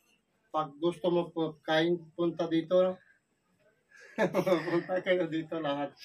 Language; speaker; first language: Filipino; non-native, learner; Urdu